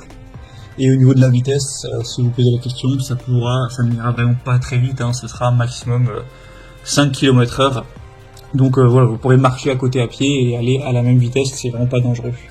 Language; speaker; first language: French; native; French